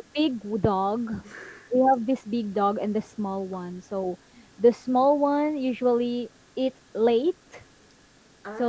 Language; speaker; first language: English; non-native, fluent; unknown